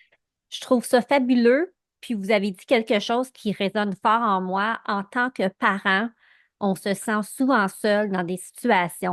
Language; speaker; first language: French; native; French